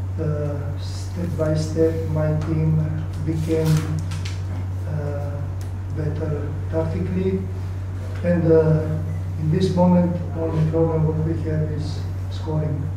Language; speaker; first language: English; non-native, learner; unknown